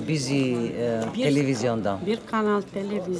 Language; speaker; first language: Turkish; non-native, learner; Albanian